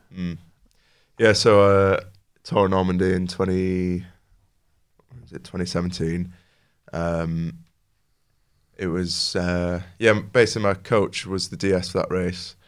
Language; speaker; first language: English; native; English